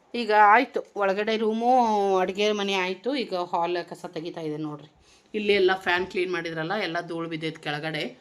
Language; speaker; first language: Kannada; native; Kannada